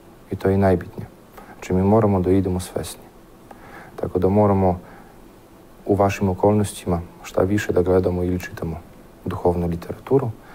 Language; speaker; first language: Serbian; non-native, fluent; Polish